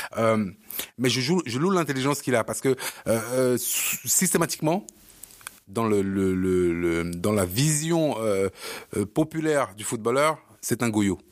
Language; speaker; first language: French; early bilingual, other home language; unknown